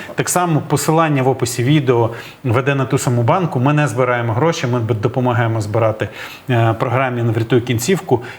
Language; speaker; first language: Ukrainian; native; Ukrainian